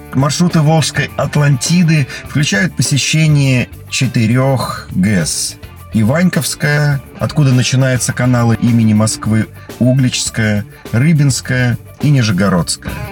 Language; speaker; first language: Russian; native; Russian